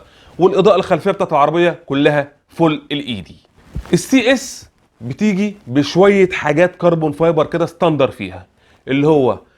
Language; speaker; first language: Arabic; native; Arabic